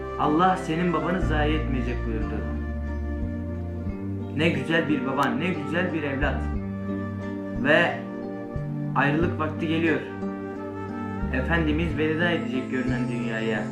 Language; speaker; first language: Turkish; native; Turkish